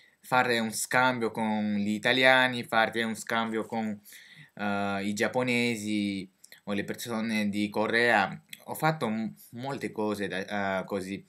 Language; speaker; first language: Italian; non-native, learner; French